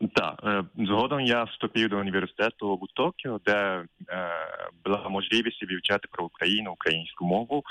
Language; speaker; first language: Ukrainian; non-native, fluent; Japanese